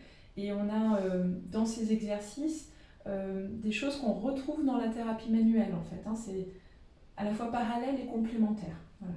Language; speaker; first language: French; native; French